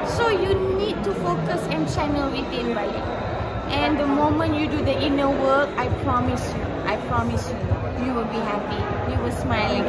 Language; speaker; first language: English; non-native, local second language; Malay